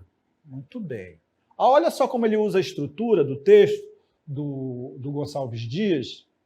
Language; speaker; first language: Portuguese; native; Portuguese